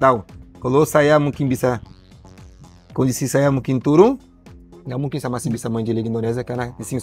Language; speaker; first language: Indonesian; non-native, learner; Portuguese